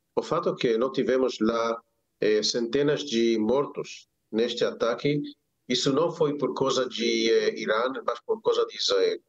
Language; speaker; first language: Portuguese; non-native, learner; Hebrew